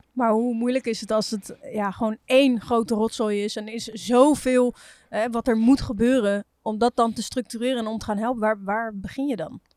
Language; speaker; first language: Dutch; native; Dutch